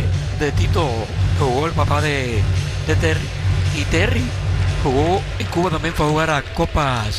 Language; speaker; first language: Spanish; native; Spanish